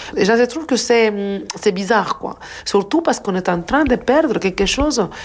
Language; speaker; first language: French; non-native, fluent; Spanish